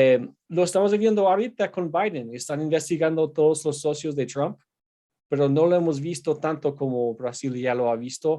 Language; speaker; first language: Spanish; non-native, fluent; English